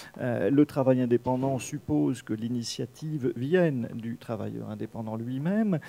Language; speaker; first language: French; native; French